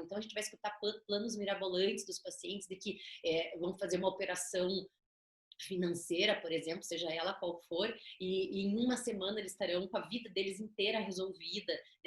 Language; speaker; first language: Portuguese; native; Portuguese